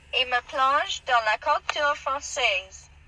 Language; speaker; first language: French; non-native, learner; English